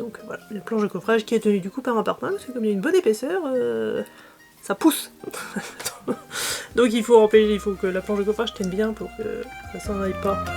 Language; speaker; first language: French; native; French